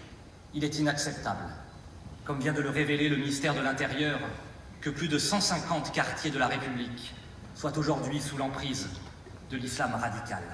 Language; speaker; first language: French; native; French